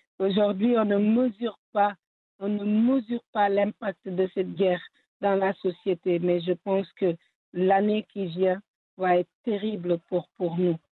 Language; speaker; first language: French; non-native, local second language; Wolof